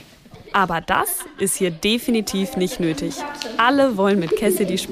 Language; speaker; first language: German; native; German